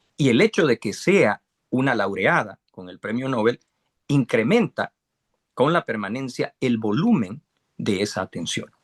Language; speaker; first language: Spanish; native; Spanish